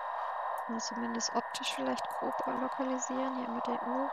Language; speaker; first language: German; native; German